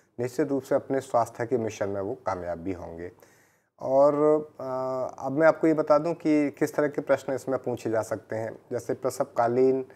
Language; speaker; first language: Hindi; native; Hindi